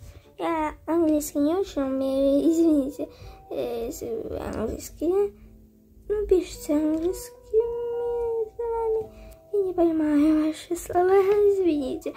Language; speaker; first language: Russian; early bilingual, heritage; Russian